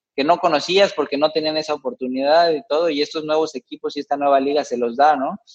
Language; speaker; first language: Spanish; native; Spanish